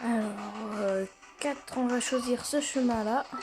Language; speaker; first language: French; native; French